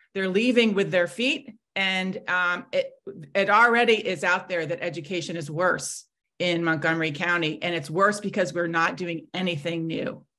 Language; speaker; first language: English; native; English